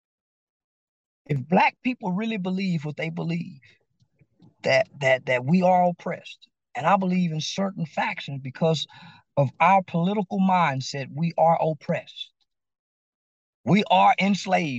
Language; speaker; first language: English; native; English